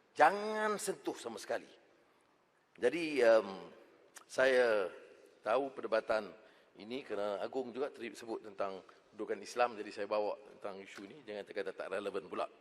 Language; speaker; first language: Malay; native; Malay